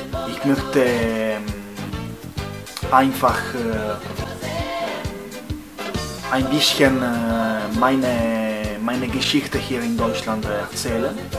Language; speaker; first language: German; non-native, fluent; Italian